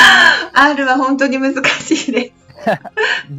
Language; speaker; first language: Japanese; non-native, learner; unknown